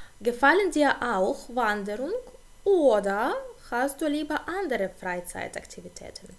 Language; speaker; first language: German; non-native, fluent; Ukrainian